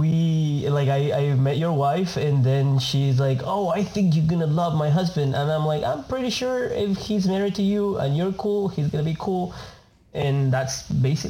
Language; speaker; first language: English; non-native, fluent; Spanish